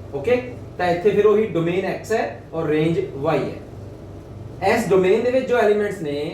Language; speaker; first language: Hindi; non-native, local second language; Punjabi